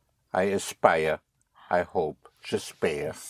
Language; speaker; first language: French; non-native, fluent; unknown